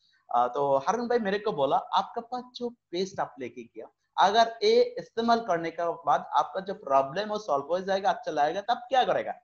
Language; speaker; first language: Hindi; non-native, fluent; Bangla